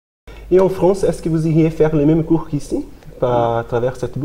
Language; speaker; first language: French; non-native, learner; Portuguese